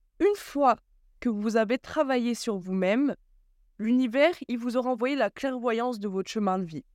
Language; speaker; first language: French; early bilingual, other home language; Bambara